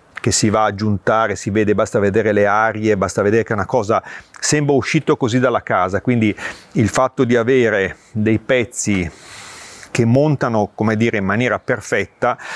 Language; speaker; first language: Italian; native; Italian